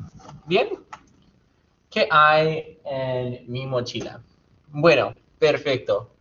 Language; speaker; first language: Spanish; non-native, fluent; English